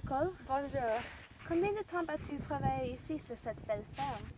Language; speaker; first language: French; non-native, learner; English